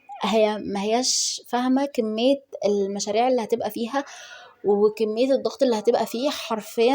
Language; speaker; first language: Arabic; native; Arabic